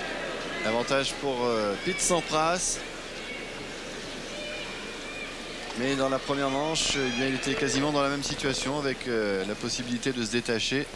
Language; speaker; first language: French; native; French